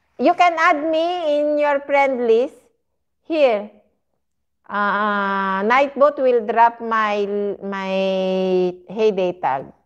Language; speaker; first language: English; non-native, learner; Filipino